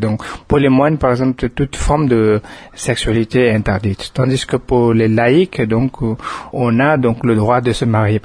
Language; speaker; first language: French; non-native, fluent; Tibetan